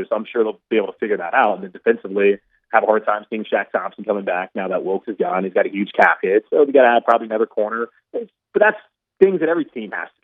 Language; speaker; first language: English; native; English